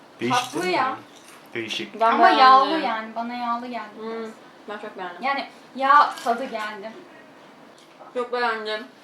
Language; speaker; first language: Turkish; native; Turkish